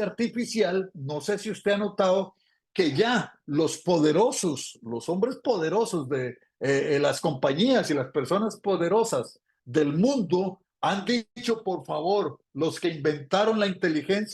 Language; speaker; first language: Spanish; native; Spanish